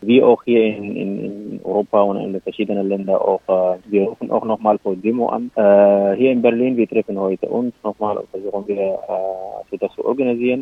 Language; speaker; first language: German; non-native, local second language; Arabic